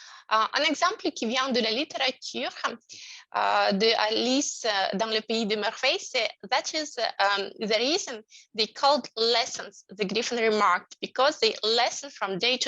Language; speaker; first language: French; non-native, fluent; Russian